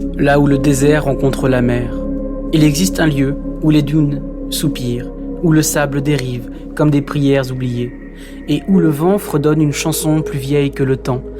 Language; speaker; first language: French; native; French